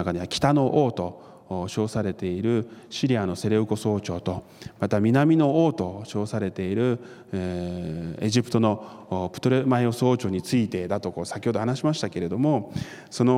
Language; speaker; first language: Japanese; non-native, fluent; Korean